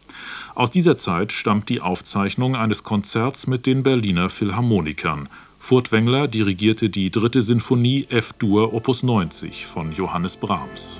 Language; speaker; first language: German; native; German